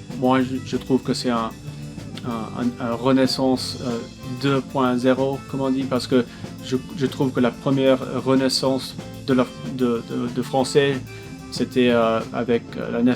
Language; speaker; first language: French; non-native, local second language; English